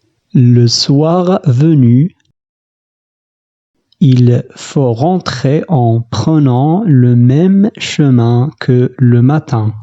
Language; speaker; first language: French; non-native, fluent; Arabic